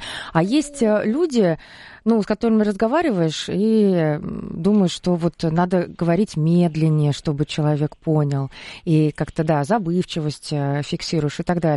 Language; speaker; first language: Russian; native; Russian